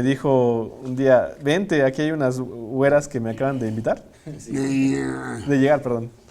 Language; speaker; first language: Spanish; native; Spanish